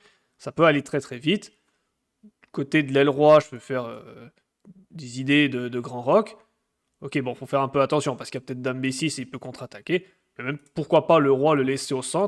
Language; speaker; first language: French; native; French